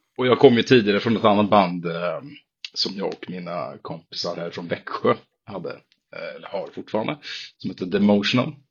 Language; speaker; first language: Swedish; native; Swedish